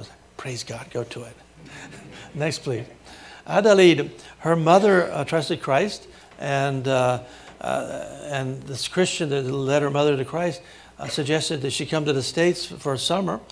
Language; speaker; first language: English; native; English